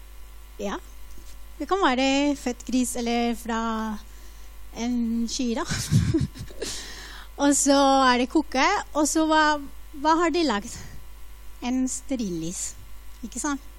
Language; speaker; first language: Norwegian; non-native, fluent; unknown